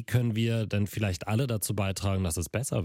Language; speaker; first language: German; native; German